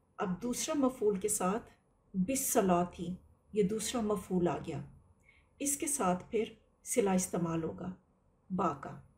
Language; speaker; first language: Urdu; native; Urdu